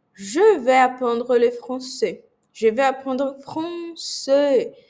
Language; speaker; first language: French; non-native, fluent; Portuguese